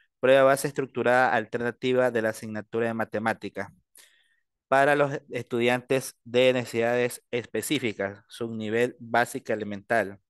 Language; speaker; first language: Spanish; native; Spanish